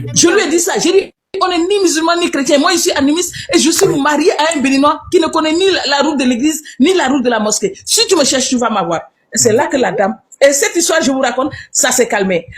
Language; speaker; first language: French; non-native, local second language; Wolof